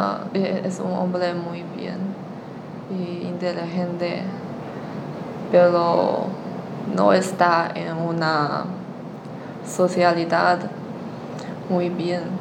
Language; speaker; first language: Spanish; non-native, learner; Chinese